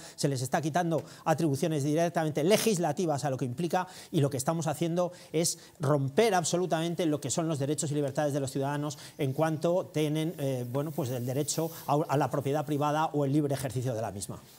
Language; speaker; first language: Spanish; native; Spanish